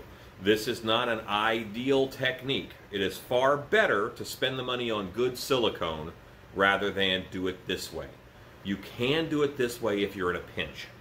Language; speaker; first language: English; native; English